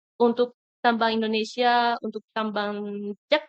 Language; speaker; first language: Indonesian; non-native, learner; Japanese